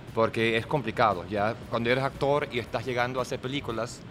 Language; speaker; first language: Spanish; non-native, fluent; German